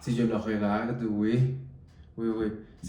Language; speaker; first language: French; non-native, learner; Spanish